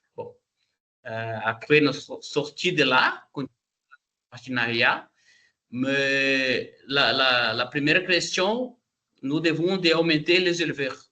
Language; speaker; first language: French; non-native, learner; Portuguese